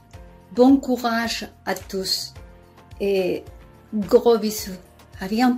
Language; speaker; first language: French; non-native, learner; Spanish